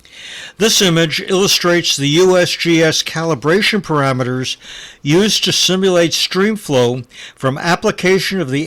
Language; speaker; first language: English; native; English